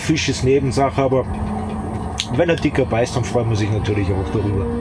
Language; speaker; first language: German; native; German